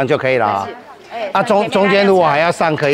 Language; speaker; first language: Chinese; native; Chinese